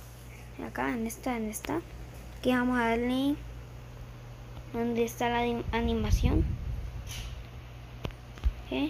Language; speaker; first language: Spanish; native; Spanish